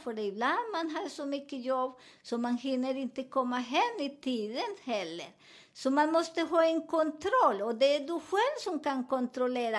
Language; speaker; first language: Swedish; non-native, fluent; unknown